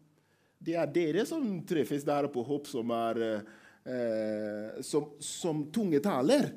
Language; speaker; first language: Swedish; non-native, learner; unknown